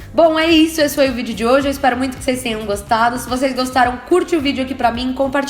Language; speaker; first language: Portuguese; native; Portuguese